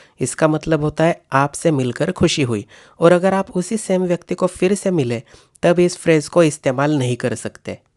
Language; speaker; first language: Hindi; non-native, local second language; Marathi